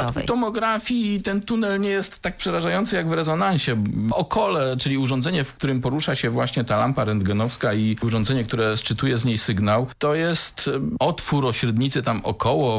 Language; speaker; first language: Polish; native; Polish